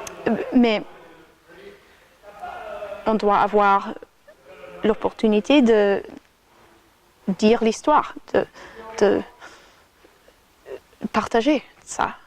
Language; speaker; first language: French; non-native, fluent; English